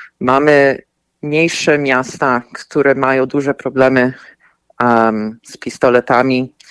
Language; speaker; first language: Polish; early bilingual, heritage; Polish